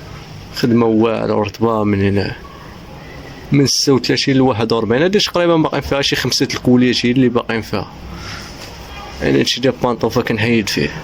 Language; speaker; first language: Arabic; native; Arabic